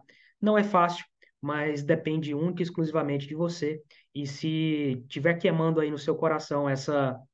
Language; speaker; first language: Portuguese; native; Portuguese